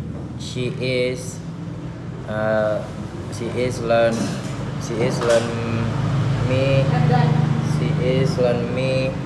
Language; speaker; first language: English; non-native, learner; Indonesian